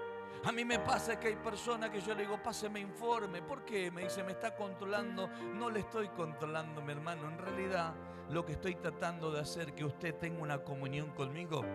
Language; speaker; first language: Spanish; native; Spanish